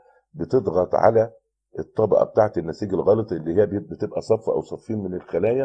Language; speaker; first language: Arabic; native; Arabic